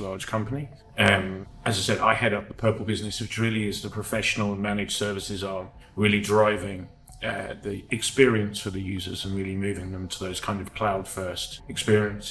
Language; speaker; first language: English; native; English